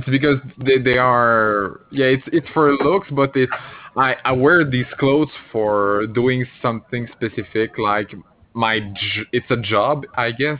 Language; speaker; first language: English; non-native, fluent; French